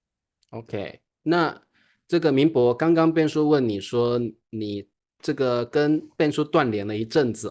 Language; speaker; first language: Chinese; native; Chinese